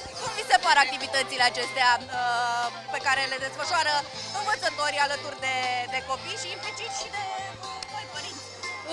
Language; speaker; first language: Romanian; native; Romanian